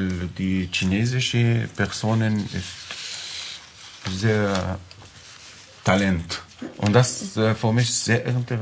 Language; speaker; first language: German; non-native, learner; Arabic